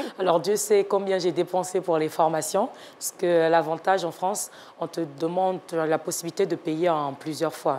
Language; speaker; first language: French; non-native, local second language; Yoruba